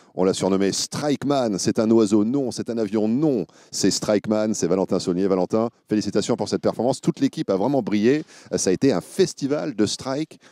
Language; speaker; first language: French; native; French